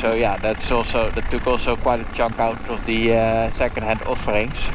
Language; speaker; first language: English; non-native, fluent; Dutch